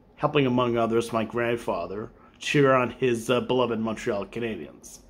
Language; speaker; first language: English; native; English